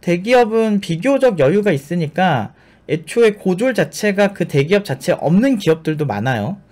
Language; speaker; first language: Korean; native; Korean